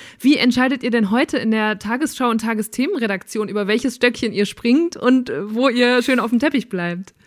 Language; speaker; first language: German; native; German